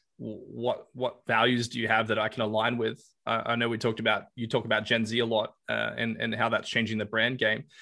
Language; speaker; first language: English; native; English